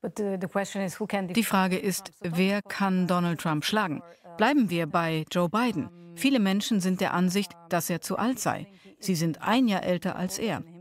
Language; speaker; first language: German; native; German